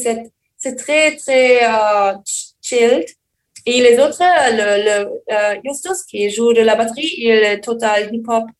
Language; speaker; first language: French; non-native, learner; German